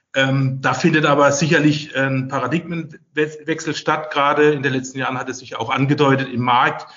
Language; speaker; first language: German; native; German